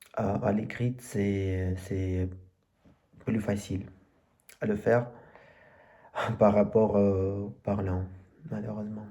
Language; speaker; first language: French; non-native, learner; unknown